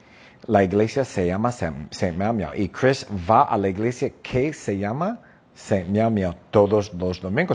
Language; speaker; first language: Spanish; non-native, fluent; English